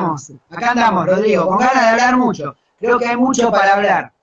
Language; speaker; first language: Spanish; native; Spanish